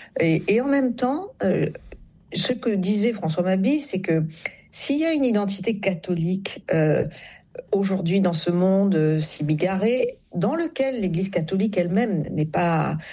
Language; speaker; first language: French; native; French